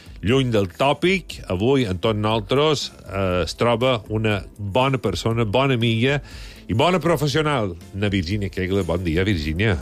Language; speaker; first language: Catalan; native; Catalan